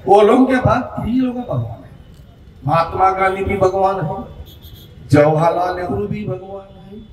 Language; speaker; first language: Hindi; non-native, local second language; Telugu